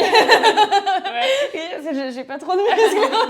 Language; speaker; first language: French; native; French